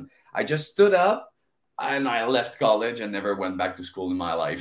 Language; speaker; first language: English; non-native, fluent; French